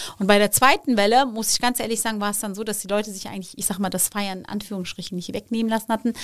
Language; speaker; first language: German; early bilingual, other home language; Turkish